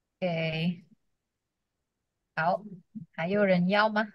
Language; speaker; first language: Chinese; early bilingual, heritage; Chinese